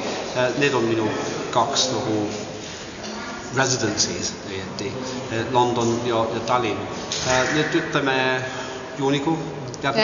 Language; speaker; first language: Estonian; early bilingual, heritage; English